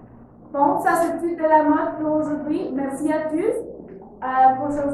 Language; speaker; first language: French; non-native, learner; Spanish